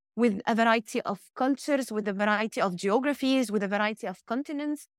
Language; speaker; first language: English; non-native, fluent; Arabic